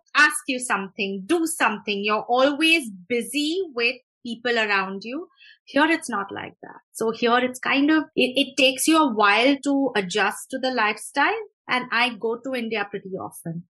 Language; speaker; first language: English; non-native, local second language; Hindi